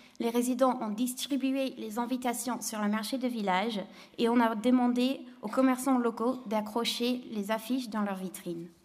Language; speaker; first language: French; non-native, fluent; English